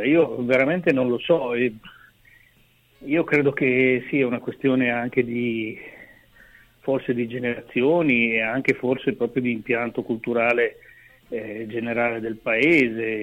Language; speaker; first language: Italian; native; Italian